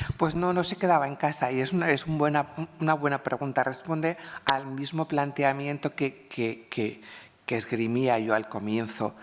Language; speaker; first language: Spanish; native; Spanish